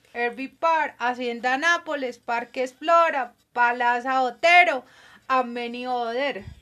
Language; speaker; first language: English; non-native, fluent; Spanish